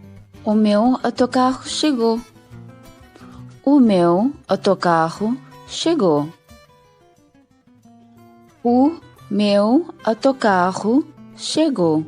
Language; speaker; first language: Portuguese; non-native, fluent; Nepali